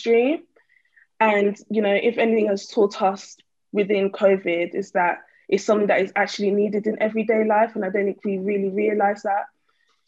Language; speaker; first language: English; native; English